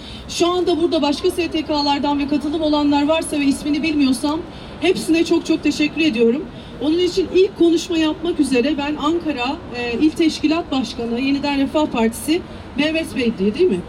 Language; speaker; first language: Turkish; native; Turkish